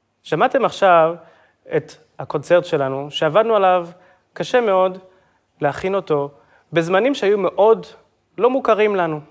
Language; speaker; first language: Hebrew; native; Hebrew